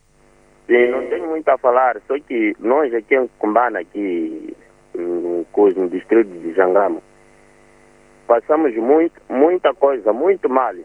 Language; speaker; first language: Portuguese; non-native, local second language; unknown